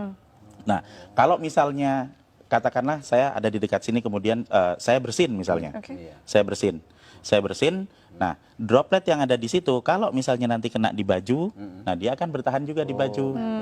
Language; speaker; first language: Indonesian; native; Indonesian